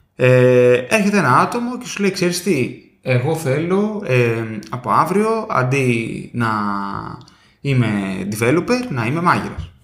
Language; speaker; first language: Greek; early bilingual, heritage; Greek